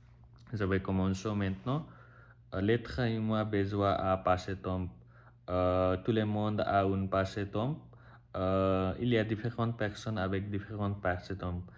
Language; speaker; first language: French; non-native, learner; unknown